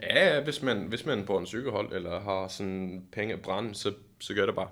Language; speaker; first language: Danish; non-native, fluent; English